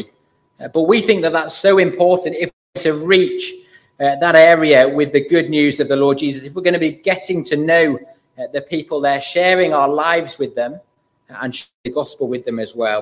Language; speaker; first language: English; native; English